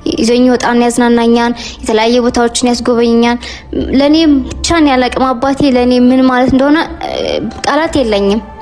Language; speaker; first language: Amharic; native; Amharic